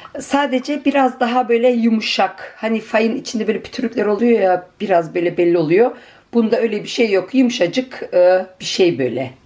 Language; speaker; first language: Turkish; native; Turkish